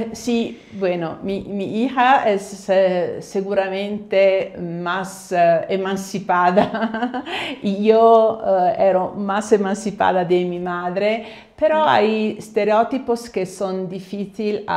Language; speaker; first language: Spanish; non-native, fluent; Italian